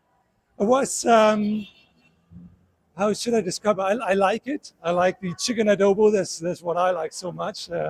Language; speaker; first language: English; non-native, fluent; German